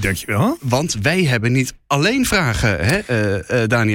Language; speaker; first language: Dutch; native; Dutch